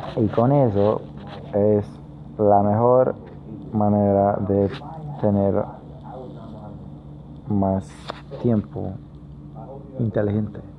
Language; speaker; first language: Spanish; native; Spanish